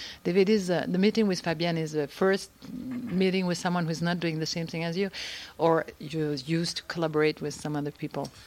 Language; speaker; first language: English; non-native, fluent; French